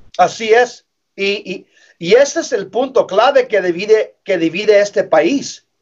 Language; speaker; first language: Spanish; early bilingual, heritage; English